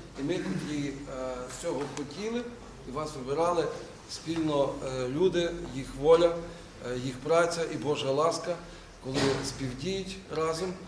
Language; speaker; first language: Ukrainian; native; Ukrainian